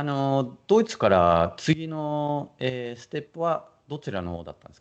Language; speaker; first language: Japanese; non-native, fluent; German